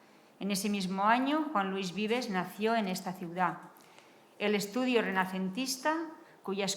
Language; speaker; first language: Spanish; native; Spanish